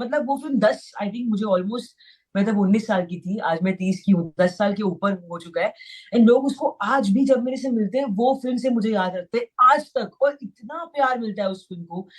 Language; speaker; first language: Hindi; native; Hindi